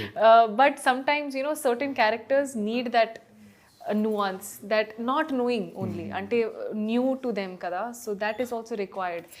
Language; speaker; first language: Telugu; non-native, fluent; Hindi